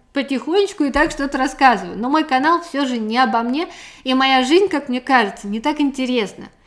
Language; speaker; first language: Russian; native; Russian